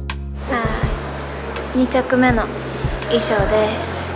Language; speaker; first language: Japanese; non-native, learner; Korean